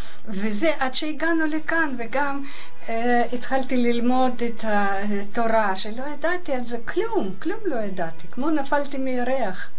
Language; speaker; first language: Hebrew; non-native, fluent; Russian